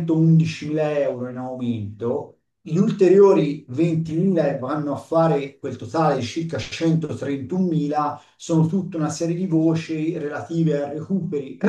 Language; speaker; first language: Italian; native; Italian